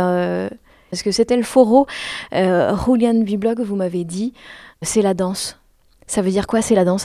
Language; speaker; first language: French; native; French